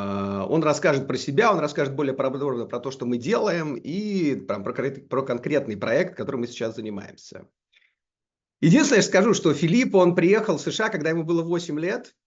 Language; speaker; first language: Russian; native; Russian